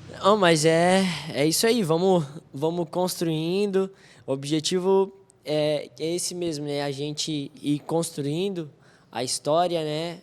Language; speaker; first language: Portuguese; native; Portuguese